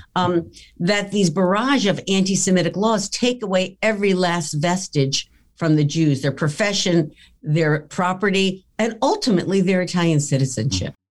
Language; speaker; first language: English; early bilingual, other home language; Italian